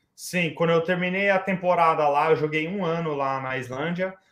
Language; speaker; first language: Portuguese; early bilingual, heritage; English